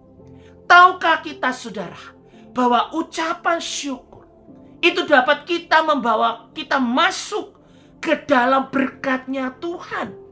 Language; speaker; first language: Indonesian; native; Indonesian